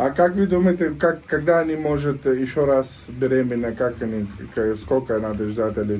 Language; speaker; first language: Russian; non-native, learner; Urdu